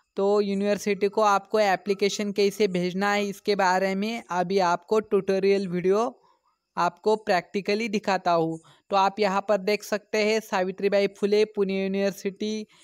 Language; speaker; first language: Hindi; non-native, local second language; Marathi